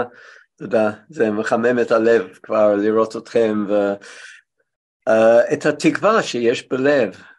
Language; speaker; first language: Hebrew; non-native, fluent; English